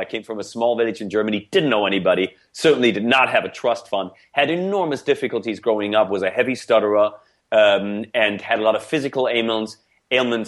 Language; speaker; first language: English; non-native, fluent; German